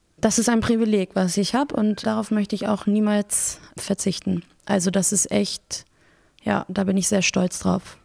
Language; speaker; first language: German; early bilingual, other home language; Persian